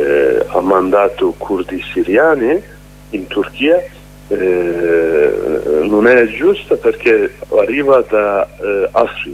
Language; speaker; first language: Italian; non-native, learner; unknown